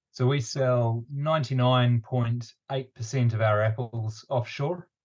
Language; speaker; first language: English; native; English